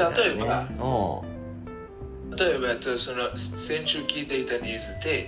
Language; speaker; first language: Japanese; non-native, learner; Bangla